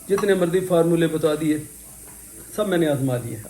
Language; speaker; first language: Urdu; non-native, local second language; Punjabi